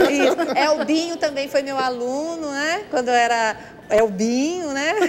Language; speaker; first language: Portuguese; native; Portuguese